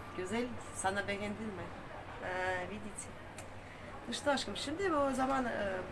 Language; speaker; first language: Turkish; non-native, learner; Russian